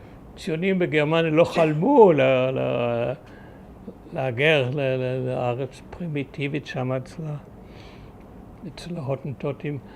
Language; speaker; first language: Hebrew; early bilingual, other home language; German